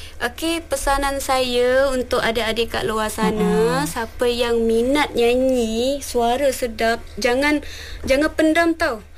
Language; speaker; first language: Malay; non-native, local second language; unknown